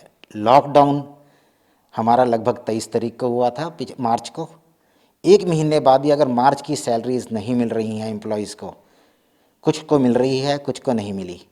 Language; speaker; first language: Hindi; native; Hindi